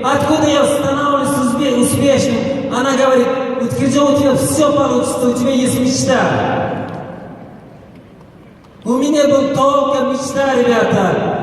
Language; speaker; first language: Russian; non-native, local second language; Tajik